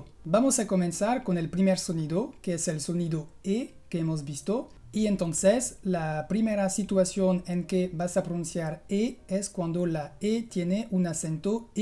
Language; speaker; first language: Spanish; non-native, fluent; French